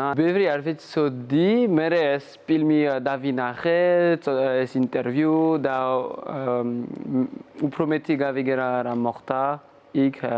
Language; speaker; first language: Georgian; non-native, fluent; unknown